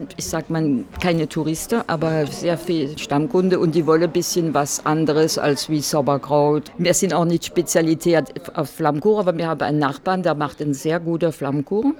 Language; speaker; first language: German; non-native, local second language; French